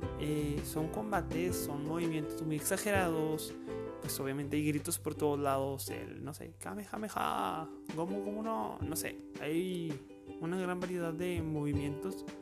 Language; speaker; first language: Spanish; native; Spanish